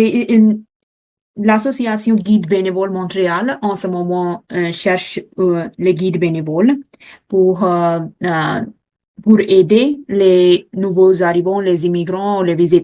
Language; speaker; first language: French; non-native, learner; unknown